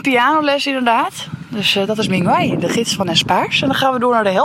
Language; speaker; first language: Dutch; native; Dutch